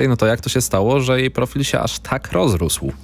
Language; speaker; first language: Polish; native; Polish